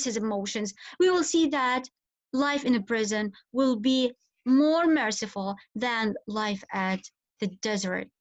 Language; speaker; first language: English; non-native, fluent; Arabic